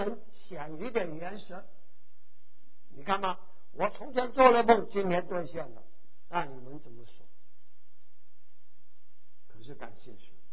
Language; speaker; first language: Chinese; native; Chinese